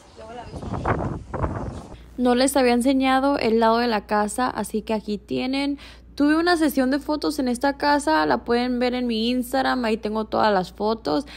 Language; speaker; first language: Spanish; early bilingual, heritage; Spanish